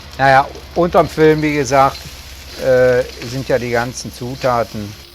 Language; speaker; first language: German; native; German